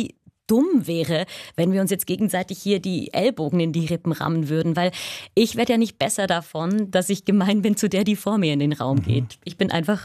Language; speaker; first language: German; native; German